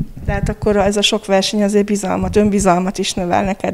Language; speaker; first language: Hungarian; native; Hungarian